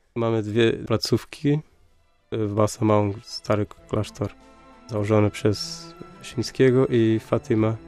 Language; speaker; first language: Polish; non-native, fluent; Portuguese